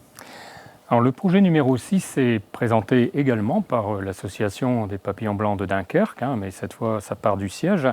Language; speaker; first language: French; native; French